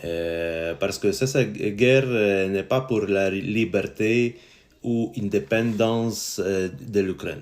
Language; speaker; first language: French; non-native, learner; Ukrainian